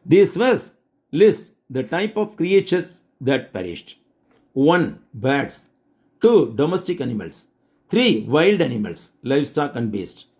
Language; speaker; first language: English; non-native, local second language; Tamil